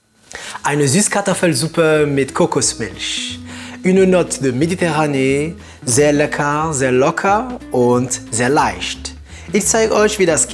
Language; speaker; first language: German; non-native, fluent; French